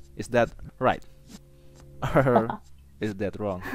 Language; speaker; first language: English; non-native, learner; Indonesian